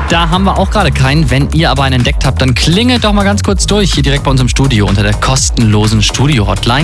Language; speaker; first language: German; native; German